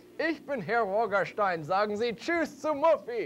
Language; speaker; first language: German; non-native, learner; English